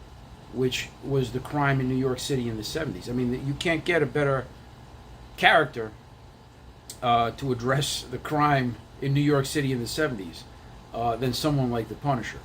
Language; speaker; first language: English; native; English